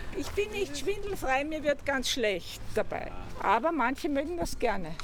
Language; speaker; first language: German; native; German